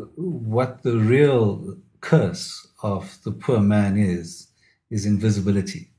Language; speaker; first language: English; native; English